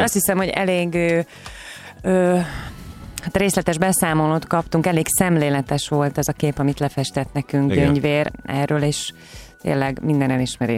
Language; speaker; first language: Hungarian; native; Hungarian